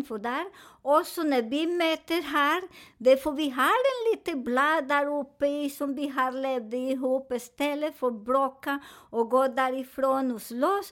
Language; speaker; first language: Swedish; non-native, fluent; Spanish